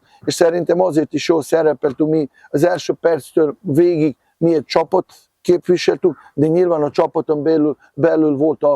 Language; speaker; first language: Hungarian; non-native, fluent; Serbian